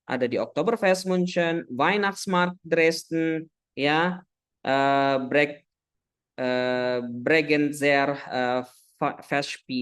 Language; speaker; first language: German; non-native, fluent; Indonesian